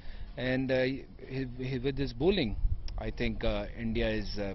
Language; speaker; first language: English; non-native, local second language; Punjabi